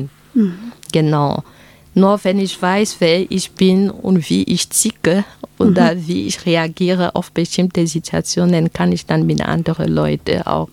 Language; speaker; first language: German; non-native, fluent; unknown